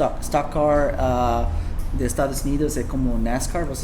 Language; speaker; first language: Portuguese; non-native, learner; English